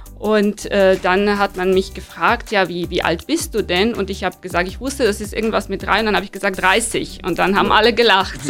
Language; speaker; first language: German; non-native, fluent; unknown